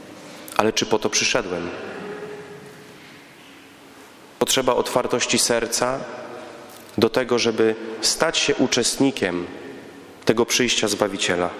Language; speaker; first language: Polish; native; Polish